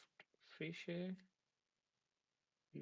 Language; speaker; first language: German; non-native, learner; Urdu